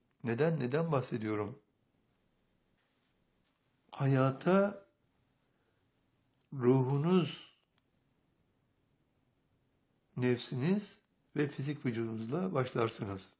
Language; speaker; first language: Turkish; native; Turkish